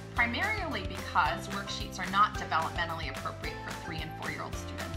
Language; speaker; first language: English; native; English